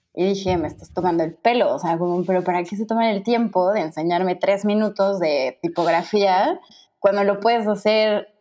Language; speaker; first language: Spanish; native; Spanish